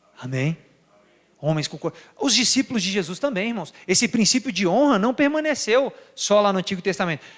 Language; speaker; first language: Portuguese; native; Portuguese